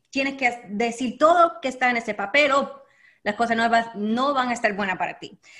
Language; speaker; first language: Spanish; early bilingual, heritage; Spanish